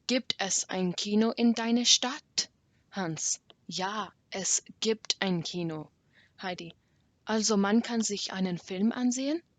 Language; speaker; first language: German; non-native, learner; English